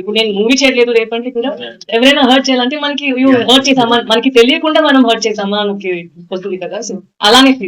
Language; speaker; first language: Telugu; non-native, fluent; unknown